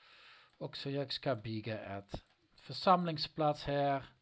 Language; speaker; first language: Swedish; non-native, learner; Dutch